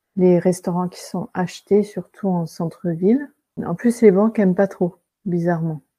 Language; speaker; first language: French; native; French